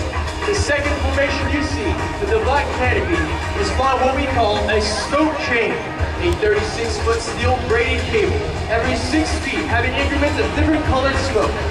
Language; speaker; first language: English; native; English